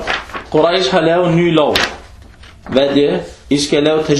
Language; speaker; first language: Danish; early bilingual, other home language; Arabic